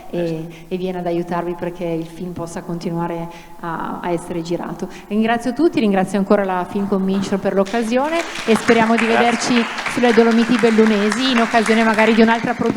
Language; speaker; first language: Italian; native; Italian